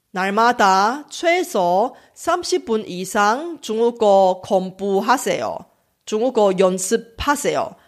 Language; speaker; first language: Korean; non-native, local second language; Chinese